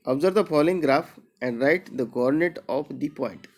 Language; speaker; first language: English; non-native, local second language; Marathi